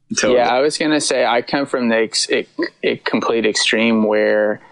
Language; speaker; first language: English; native; English